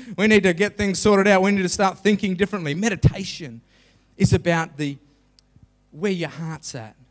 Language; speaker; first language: English; native; English